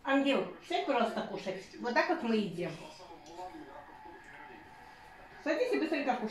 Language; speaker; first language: Russian; native; Russian